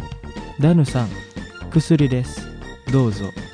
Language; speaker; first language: Japanese; non-native, fluent; Indonesian